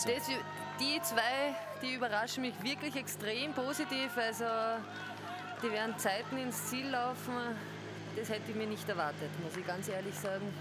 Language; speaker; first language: German; native; German